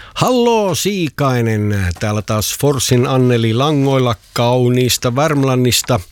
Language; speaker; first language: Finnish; native; Finnish